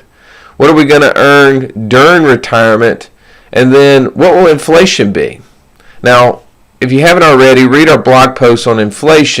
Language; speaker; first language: English; native; English